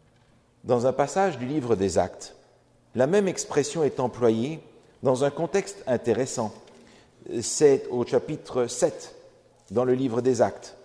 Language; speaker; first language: French; native; French